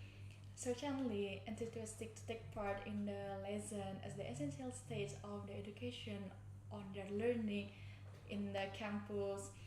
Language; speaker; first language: English; non-native, learner; Indonesian